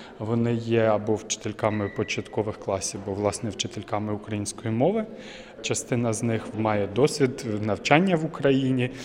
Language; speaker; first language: Ukrainian; native; Ukrainian